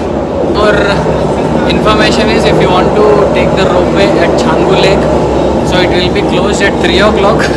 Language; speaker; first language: English; non-native, local second language; Telugu